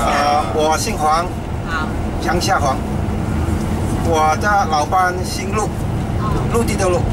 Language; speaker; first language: Chinese; native; Chinese